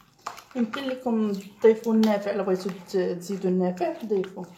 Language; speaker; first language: Arabic; native; Arabic